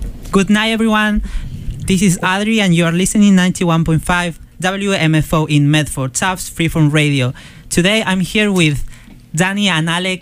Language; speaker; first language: English; non-native, fluent; Spanish